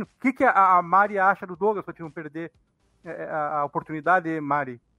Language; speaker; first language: Portuguese; native; Portuguese